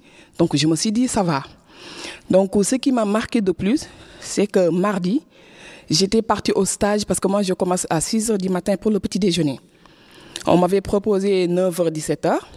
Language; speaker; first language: French; non-native, fluent; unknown